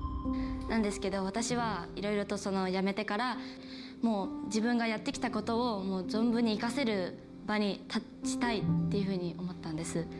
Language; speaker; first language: Japanese; native; Japanese